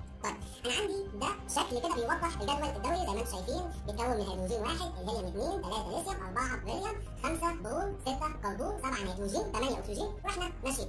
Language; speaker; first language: Arabic; native; Arabic